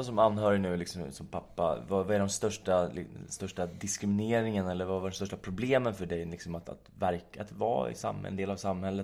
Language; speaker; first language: Swedish; native; Swedish